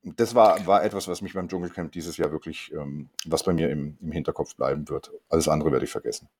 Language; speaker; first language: German; non-native, fluent; Korean